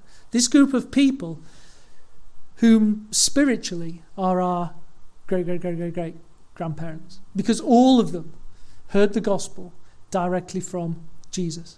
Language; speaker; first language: English; native; English